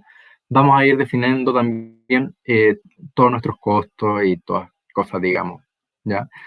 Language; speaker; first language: Spanish; native; Spanish